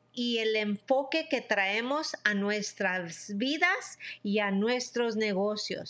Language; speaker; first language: Spanish; early bilingual, heritage; Spanish